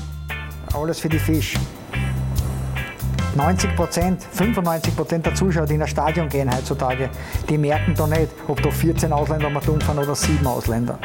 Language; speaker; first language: German; native; German